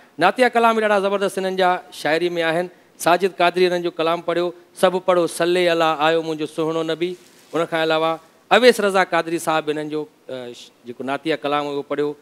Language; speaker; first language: Sindhi; native; Sindhi